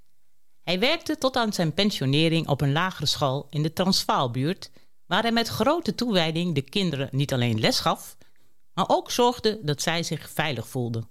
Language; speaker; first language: Dutch; native; Dutch